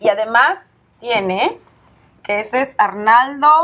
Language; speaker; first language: Spanish; native; Spanish